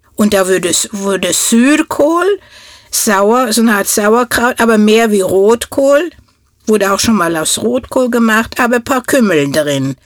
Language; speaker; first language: German; non-native, fluent; Norwegian